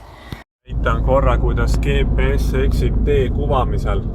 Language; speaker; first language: Estonian; native; Estonian